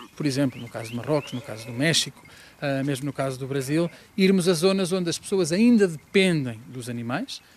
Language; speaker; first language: Portuguese; native; Portuguese